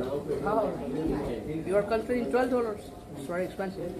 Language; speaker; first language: English; non-native, learner; Hindi